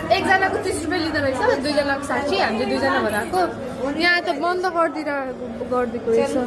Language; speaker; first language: Nepali; non-native, local second language; Maithili